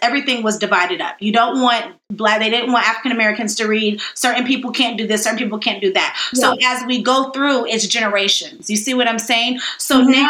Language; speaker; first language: English; native; English